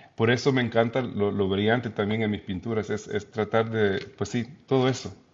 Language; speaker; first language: Spanish; early bilingual, heritage; Spanish